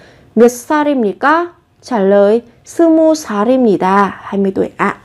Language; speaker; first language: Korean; non-native, fluent; Vietnamese